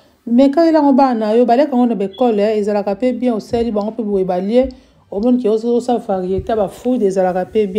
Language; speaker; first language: French; non-native, local second language; Lingala